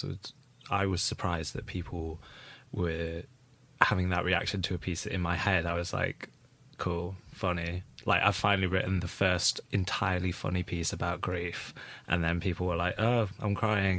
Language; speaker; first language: English; native; English